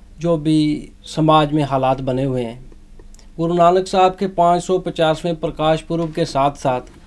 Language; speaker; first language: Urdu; non-native, local second language; Punjabi